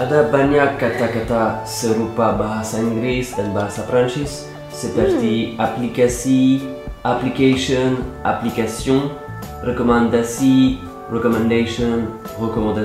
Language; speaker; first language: Indonesian; non-native, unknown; French